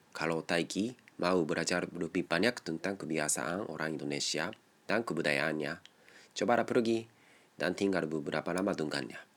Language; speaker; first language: Indonesian; non-native, learner; Japanese